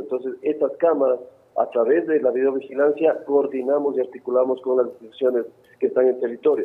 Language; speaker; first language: Spanish; native; Spanish